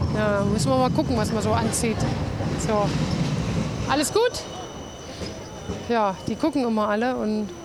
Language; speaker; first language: German; native; German